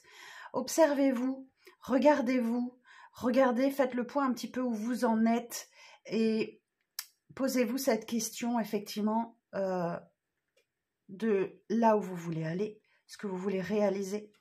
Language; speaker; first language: French; native; French